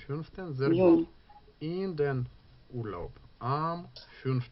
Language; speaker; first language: German; non-native, fluent; Ukrainian